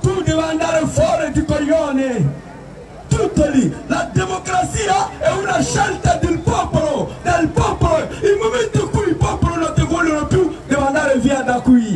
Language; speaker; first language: Italian; non-native, fluent; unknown